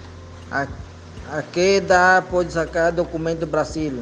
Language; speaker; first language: Spanish; non-native, local second language; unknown